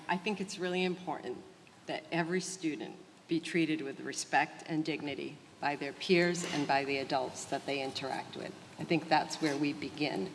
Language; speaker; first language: English; early bilingual, other home language; Portuguese